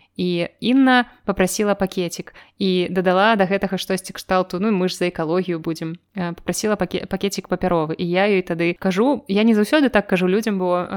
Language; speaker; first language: Belarusian; non-native, local second language; Russian